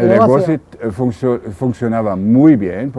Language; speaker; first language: Spanish; non-native, learner; German